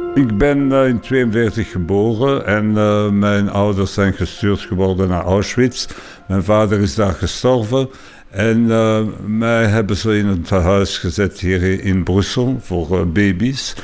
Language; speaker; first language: Dutch; non-native, local second language; French